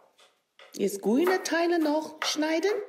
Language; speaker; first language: German; non-native, learner; Chinese